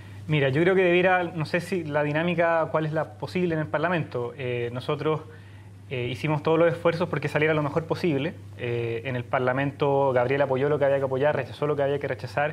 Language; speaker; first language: Spanish; native; Spanish